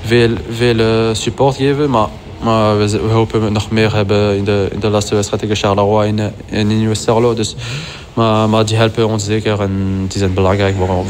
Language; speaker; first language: Dutch; non-native, local second language; French